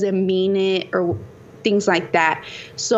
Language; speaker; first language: English; early bilingual, other home language; Spanish